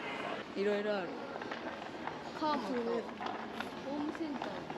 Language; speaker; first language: Japanese; native; Japanese